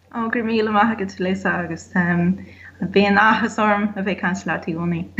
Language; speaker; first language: Irish; non-native, fluent; Portuguese